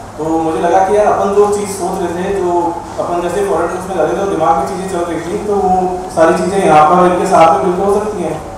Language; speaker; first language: Hindi; native; Hindi